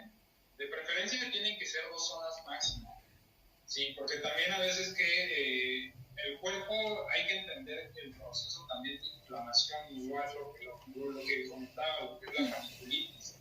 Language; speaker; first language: Spanish; native; Spanish